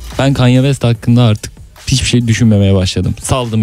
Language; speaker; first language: Turkish; native; Turkish